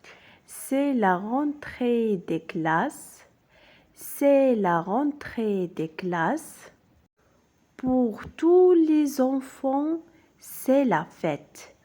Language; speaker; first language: French; non-native, local second language; Arabic